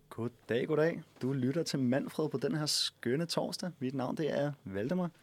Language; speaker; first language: Danish; native; Danish